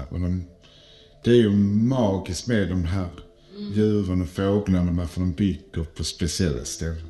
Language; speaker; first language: Swedish; native; Swedish